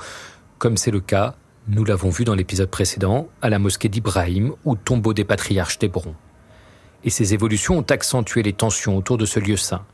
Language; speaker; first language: French; native; French